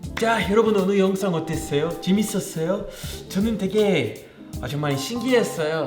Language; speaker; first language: Korean; non-native, fluent; English